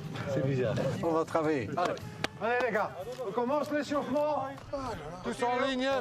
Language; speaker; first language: French; non-native, local second language; Dutch